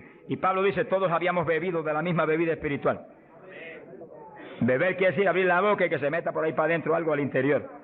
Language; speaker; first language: Spanish; native; Spanish